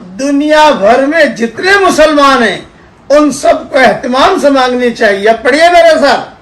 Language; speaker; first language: Urdu; native; Urdu